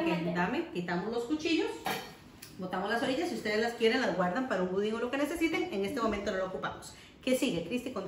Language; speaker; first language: Spanish; native; Spanish